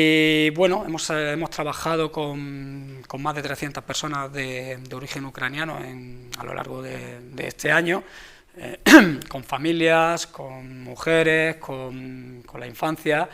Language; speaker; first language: Spanish; native; Spanish